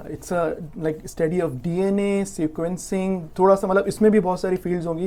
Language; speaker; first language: Urdu; native; Urdu